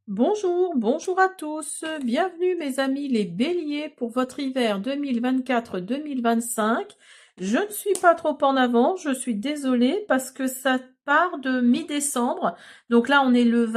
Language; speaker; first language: French; native; French